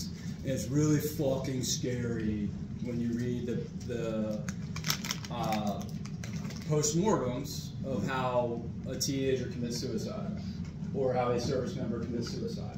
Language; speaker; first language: English; native; English